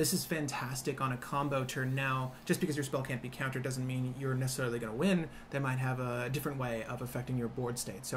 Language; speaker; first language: English; native; English